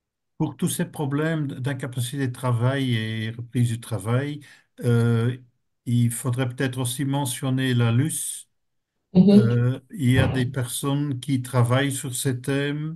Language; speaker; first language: French; native; French